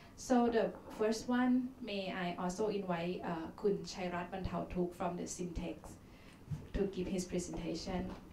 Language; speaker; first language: English; non-native, fluent; Thai